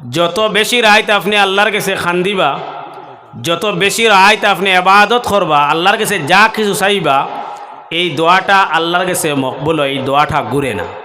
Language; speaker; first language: Bangla; non-native, local second language; Sylheti